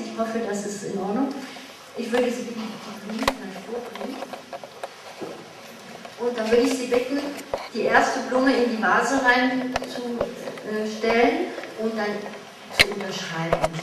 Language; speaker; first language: German; non-native, fluent; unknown